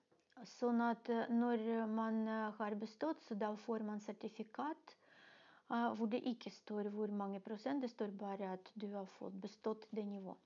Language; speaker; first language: Norwegian; non-native, fluent; Russian